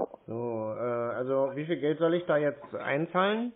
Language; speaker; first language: German; native; German